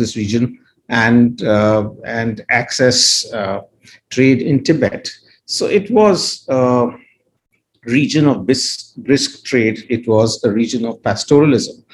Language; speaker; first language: English; non-native, local second language; Hindi